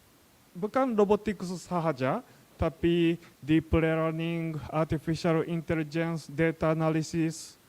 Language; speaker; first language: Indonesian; non-native, learner; Japanese